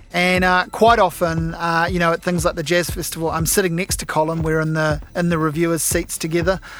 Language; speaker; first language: English; native; English